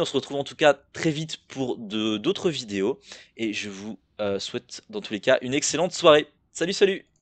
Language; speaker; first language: French; native; French